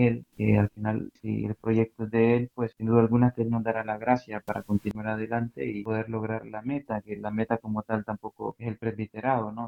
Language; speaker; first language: Spanish; native; Spanish